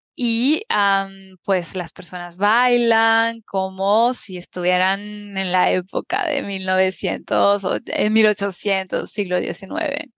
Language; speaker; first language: Spanish; native; Spanish